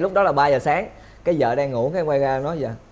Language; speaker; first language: Vietnamese; native; Vietnamese